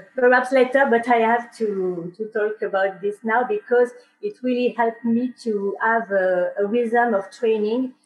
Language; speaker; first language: English; non-native, learner; French